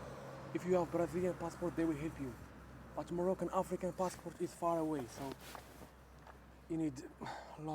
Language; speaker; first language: English; non-native, learner; Arabic